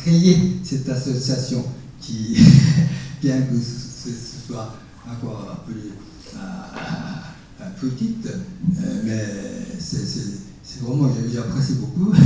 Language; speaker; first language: French; non-native, fluent; Japanese